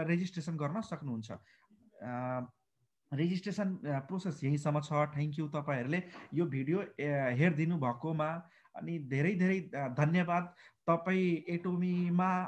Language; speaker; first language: Nepali; non-native, local second language; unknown